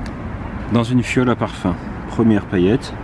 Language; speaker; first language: French; native; French